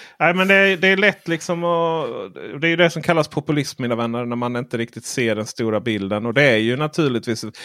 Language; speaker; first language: Swedish; native; Swedish